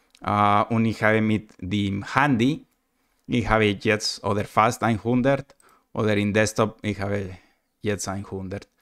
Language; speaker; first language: German; non-native, learner; Spanish